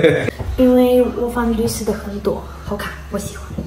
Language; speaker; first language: Chinese; non-native, learner; Ukrainian